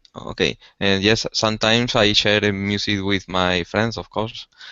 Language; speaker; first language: English; non-native, learner; Spanish